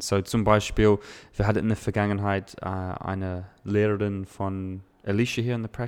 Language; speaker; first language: German; non-native, learner; English